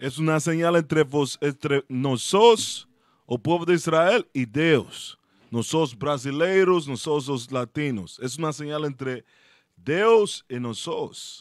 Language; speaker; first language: Portuguese; non-native, fluent; Spanish